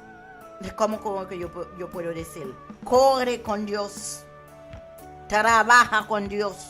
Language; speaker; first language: Spanish; non-native, learner; Haitian Creole